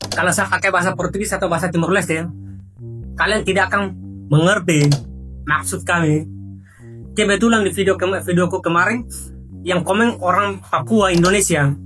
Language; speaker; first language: Indonesian; non-native, local second language; Tetum